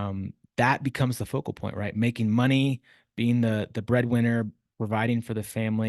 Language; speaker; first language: English; native; English